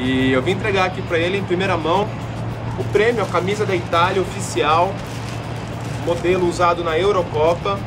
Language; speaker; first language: Portuguese; native; Portuguese